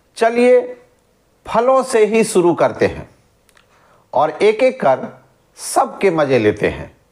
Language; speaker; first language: Hindi; native; Hindi